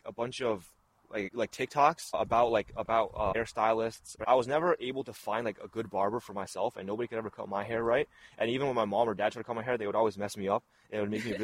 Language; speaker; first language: English; early bilingual, other home language; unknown